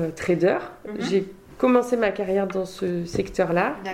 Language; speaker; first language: French; native; French